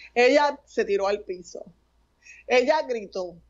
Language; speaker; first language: Spanish; native; Spanish